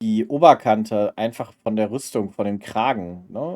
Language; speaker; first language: German; native; German